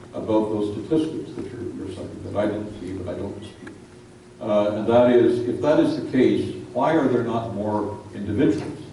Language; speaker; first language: English; native; English